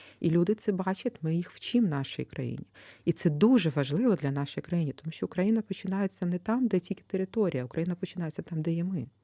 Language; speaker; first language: Ukrainian; native; Ukrainian